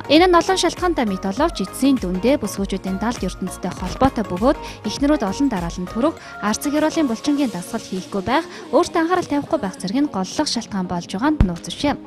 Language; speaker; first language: Mongolian; native; Mongolian